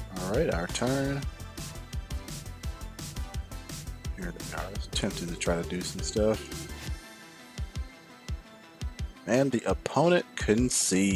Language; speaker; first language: English; native; English